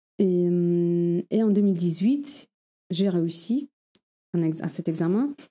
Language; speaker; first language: French; non-native, fluent; Polish